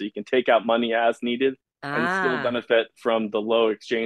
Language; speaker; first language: English; native; English